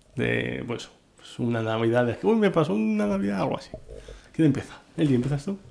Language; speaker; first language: Spanish; native; Spanish